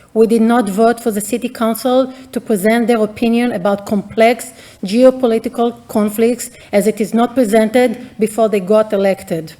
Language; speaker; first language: English; non-native, fluent; Hebrew